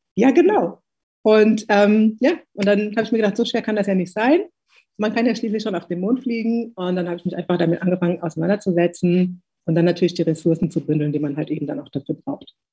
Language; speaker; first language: German; early bilingual, other home language; Tigrinya